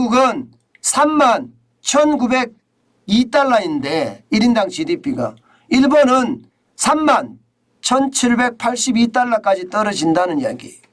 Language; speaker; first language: Korean; native; Korean